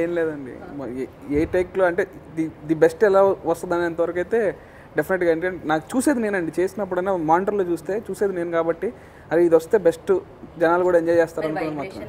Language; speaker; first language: Telugu; native; Telugu